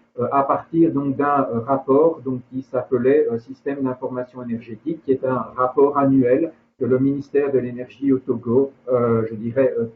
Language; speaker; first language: French; native; French